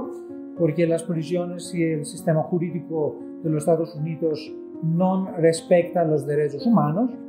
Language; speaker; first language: Spanish; non-native, fluent; Greek